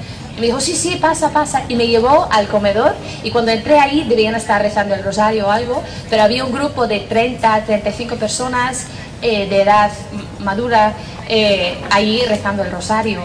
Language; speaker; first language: Spanish; non-native, fluent; English